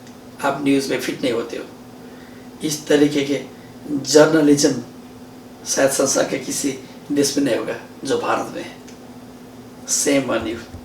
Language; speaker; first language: Hindi; non-native, learner; Nepali